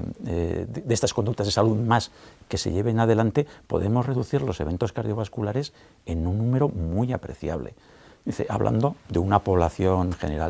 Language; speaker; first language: Spanish; native; Spanish